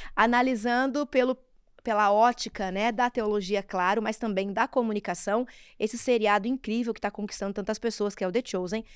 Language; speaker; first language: Portuguese; native; Portuguese